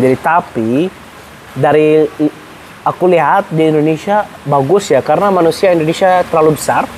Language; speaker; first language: Indonesian; non-native, learner; Arabic